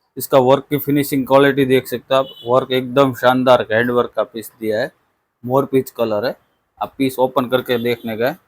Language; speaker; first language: Hindi; non-native, local second language; Gujarati